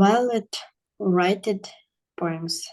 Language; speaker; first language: English; non-native, learner; Russian